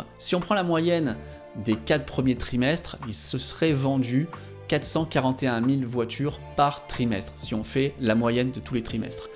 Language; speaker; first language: French; native; French